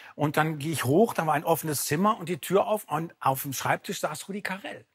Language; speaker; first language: German; native; German